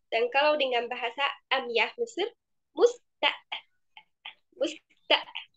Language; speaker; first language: Indonesian; non-native, fluent; Arabic